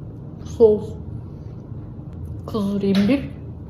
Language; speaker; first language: Kyrgyz; non-native, learner; Japanese